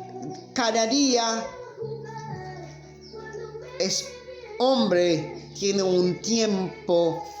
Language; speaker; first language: Spanish; non-native, learner; Haitian Creole